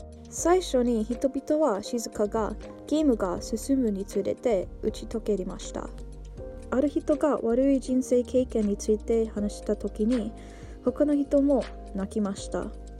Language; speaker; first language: Japanese; non-native, learner; English